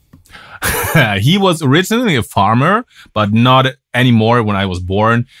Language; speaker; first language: English; non-native, fluent; German